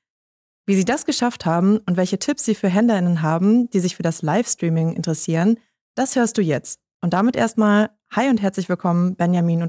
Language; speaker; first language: German; native; German